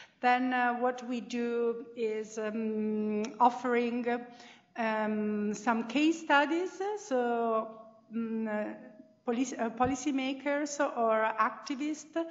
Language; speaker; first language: English; non-native, fluent; Italian